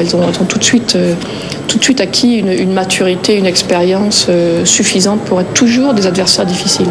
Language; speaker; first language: French; native; French